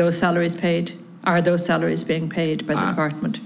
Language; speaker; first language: English; native; English